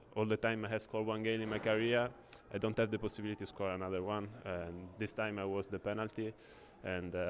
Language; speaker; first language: English; non-native, learner; Italian